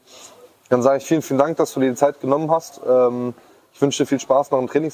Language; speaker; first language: German; native; German